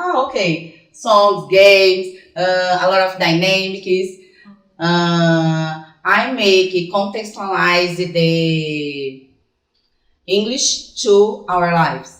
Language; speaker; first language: English; non-native, fluent; Portuguese